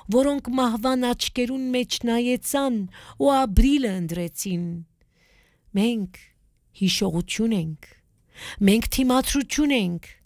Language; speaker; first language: Armenian; early bilingual, heritage; Armenian